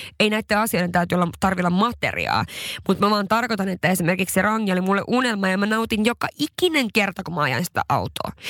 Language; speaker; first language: Finnish; non-native, local second language; Swedish